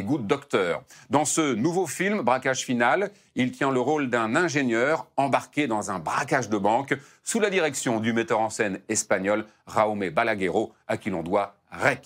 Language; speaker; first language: French; native; French